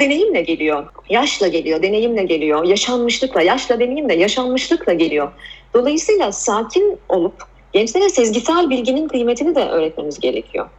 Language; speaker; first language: Turkish; native; Turkish